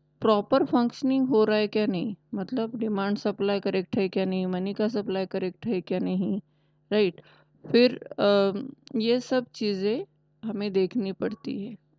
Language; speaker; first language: Hindi; non-native, local second language; Marathi